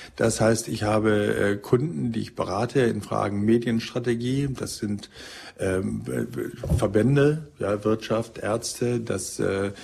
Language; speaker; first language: German; native; German